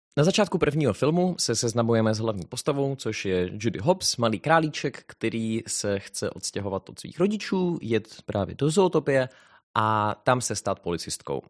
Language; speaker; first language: Czech; native; Czech